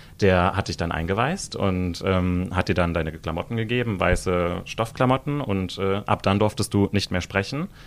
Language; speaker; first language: German; native; German